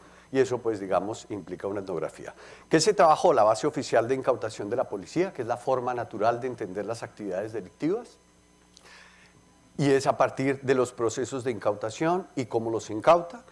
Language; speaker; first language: Spanish; native; Spanish